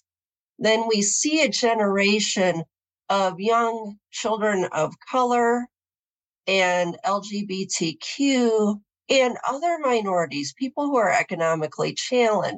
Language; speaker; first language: English; native; English